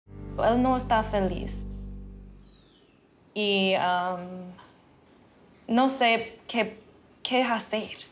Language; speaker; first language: Spanish; non-native, learner; English